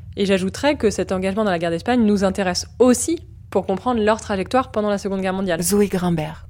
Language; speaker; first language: French; native; French